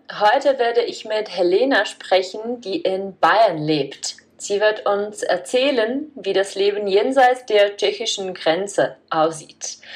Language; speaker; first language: German; non-native, fluent; Czech